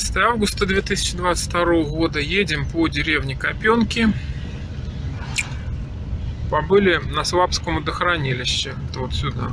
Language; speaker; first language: Russian; native; Russian